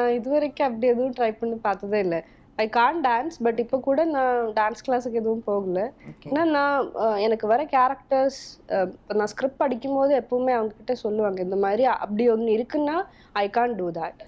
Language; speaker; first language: Tamil; non-native, local second language; Malayalam